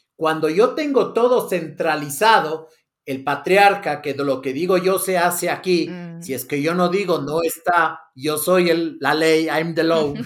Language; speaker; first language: Spanish; native; Spanish